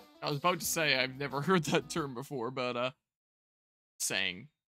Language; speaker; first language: English; native; English